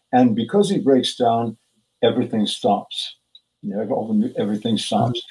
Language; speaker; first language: English; native; English